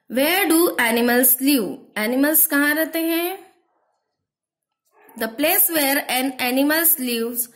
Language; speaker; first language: Hindi; native; Hindi